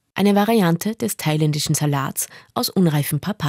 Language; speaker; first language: German; native; German